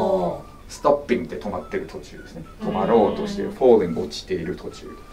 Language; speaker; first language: Japanese; native; Japanese